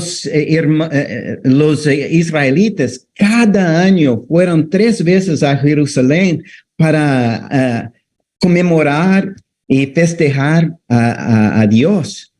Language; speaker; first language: Spanish; non-native, fluent; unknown